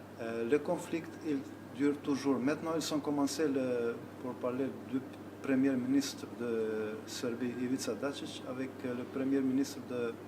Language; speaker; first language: French; non-native, learner; Albanian